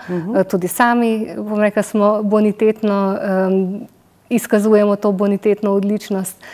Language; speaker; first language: Slovenian; native; Slovenian